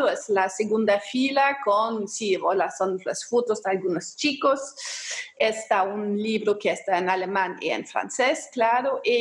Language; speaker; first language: Spanish; non-native, fluent; German